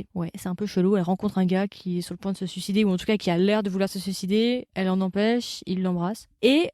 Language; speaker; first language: French; native; French